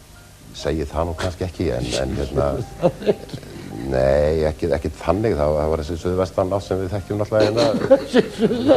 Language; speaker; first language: Icelandic; native; Icelandic